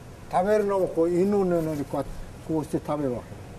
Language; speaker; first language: Japanese; native; Japanese